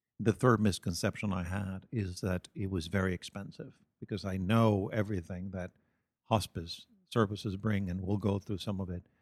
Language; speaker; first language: English; non-native, fluent; Spanish